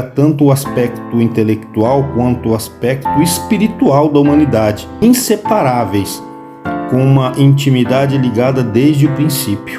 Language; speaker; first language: Portuguese; native; Portuguese